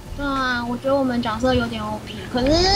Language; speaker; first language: Chinese; native; Chinese